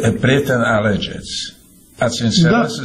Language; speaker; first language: Romanian; non-native, fluent; Slovak